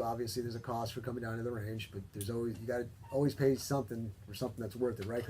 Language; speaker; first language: English; native; English